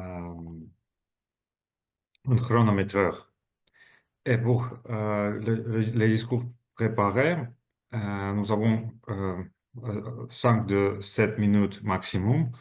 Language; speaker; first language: French; non-native, learner; Russian